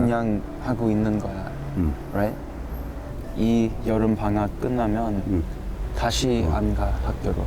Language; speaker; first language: Korean; early bilingual, heritage; English